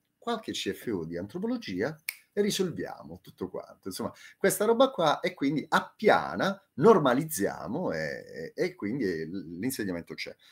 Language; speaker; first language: Italian; native; Italian